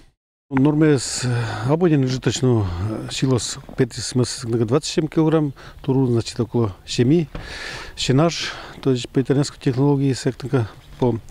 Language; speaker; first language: Russian; non-native, local second language; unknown